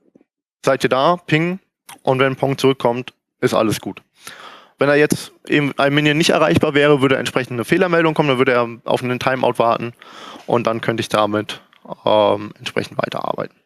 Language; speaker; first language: German; native; German